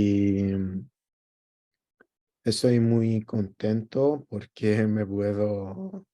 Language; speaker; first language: Spanish; non-native, learner; Greek